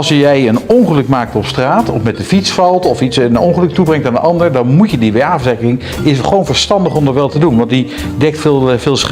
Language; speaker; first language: Dutch; native; Dutch